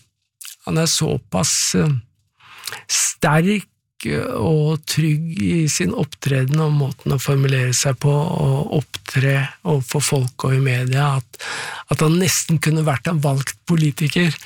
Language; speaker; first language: Norwegian; native; Norwegian